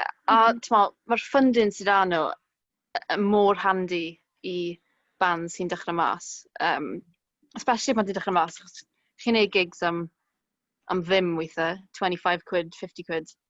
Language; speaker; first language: Welsh; native; Welsh